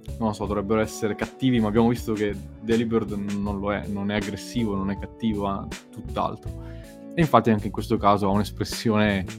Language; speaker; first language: Italian; native; Italian